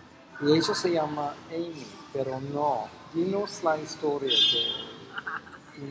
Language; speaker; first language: Spanish; non-native, fluent; English